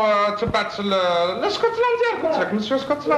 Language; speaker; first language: Arabic; native; Arabic